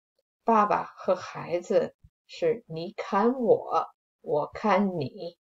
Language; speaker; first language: Chinese; non-native, fluent; English